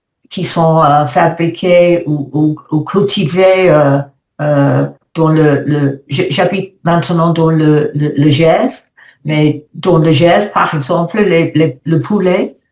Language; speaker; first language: French; non-native, learner; English